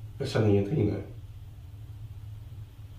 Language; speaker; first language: Swedish; native; Swedish